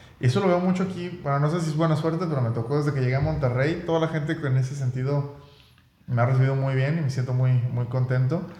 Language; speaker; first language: Spanish; native; Spanish